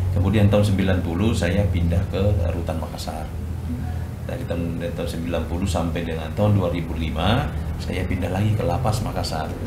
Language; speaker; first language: Indonesian; non-native, local second language; Buginese